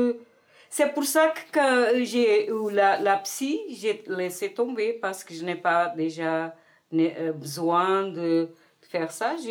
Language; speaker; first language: French; non-native, fluent; Portuguese